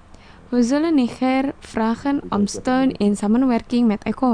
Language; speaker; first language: Dutch; non-native, fluent; Indonesian